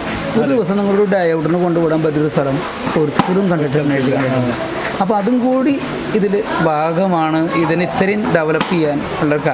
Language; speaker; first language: Malayalam; native; Malayalam